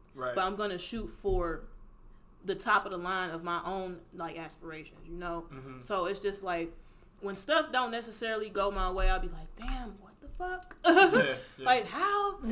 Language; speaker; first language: English; native; English